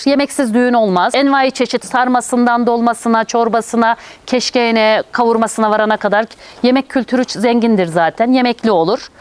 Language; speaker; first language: Turkish; native; Turkish